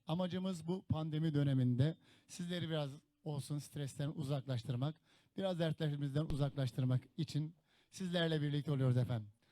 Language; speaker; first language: Turkish; native; Turkish